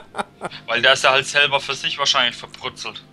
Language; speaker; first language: German; native; German